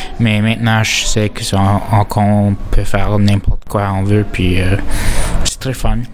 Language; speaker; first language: French; non-native, local second language; English